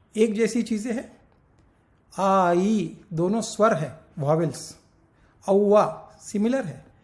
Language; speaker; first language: Hindi; non-native, local second language; Marathi